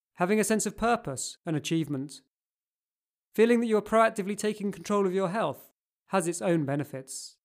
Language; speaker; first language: English; native; English